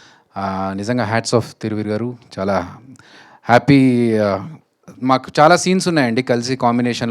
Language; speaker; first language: Telugu; native; Telugu